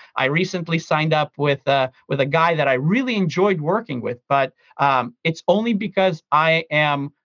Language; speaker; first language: English; early bilingual, other home language; Russian